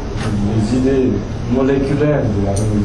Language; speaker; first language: French; non-native, fluent; Japanese